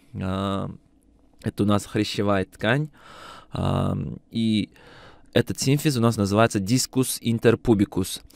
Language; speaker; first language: Russian; non-native, local second language; Uzbek